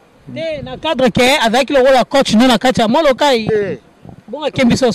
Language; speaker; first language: French; non-native, local second language; Lingala